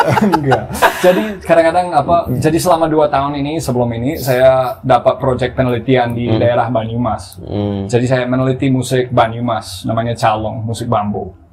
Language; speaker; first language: Indonesian; non-native, fluent; English